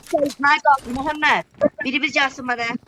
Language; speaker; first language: Turkish; non-native, learner; Azerbaijani